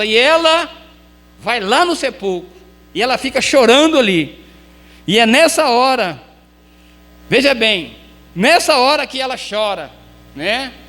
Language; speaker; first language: Portuguese; native; Portuguese